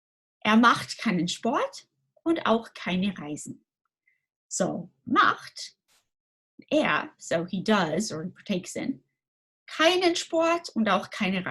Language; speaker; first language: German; non-native, fluent; English